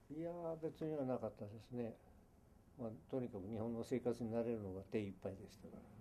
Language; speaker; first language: Japanese; early bilingual, heritage; Japanese